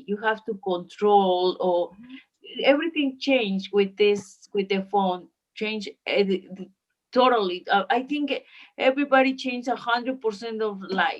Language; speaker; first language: English; non-native, learner; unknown